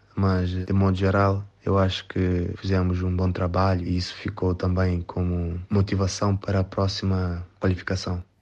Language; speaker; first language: Portuguese; non-native, local second language; Kabuverdianu